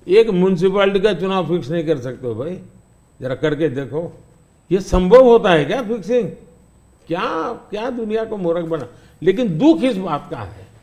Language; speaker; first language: Hindi; non-native, local second language; Gujarati